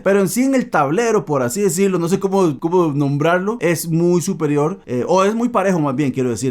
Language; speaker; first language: Spanish; native; Spanish